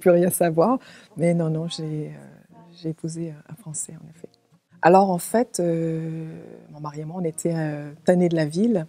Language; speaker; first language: French; native; French